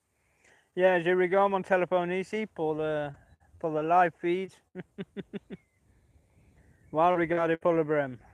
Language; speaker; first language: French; non-native, learner; English